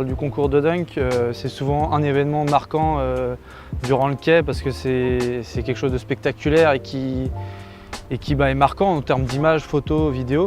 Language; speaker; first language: French; native; French